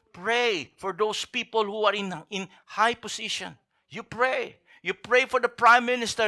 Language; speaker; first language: English; non-native, local second language; Filipino